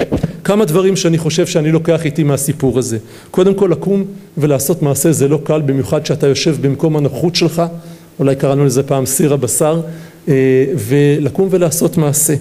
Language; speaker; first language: Hebrew; native; Hebrew